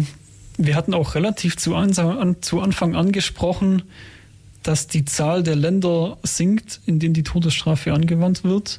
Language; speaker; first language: German; native; German